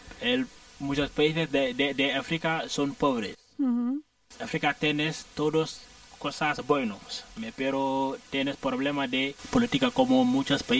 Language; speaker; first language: Spanish; non-native, learner; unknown